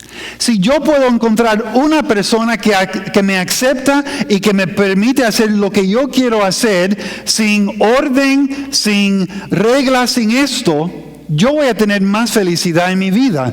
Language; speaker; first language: Spanish; non-native, fluent; English